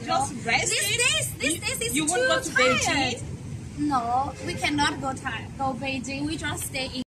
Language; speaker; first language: English; non-native, learner; Chinese